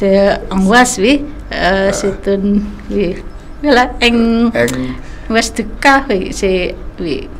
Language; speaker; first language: French; non-native, learner; Indonesian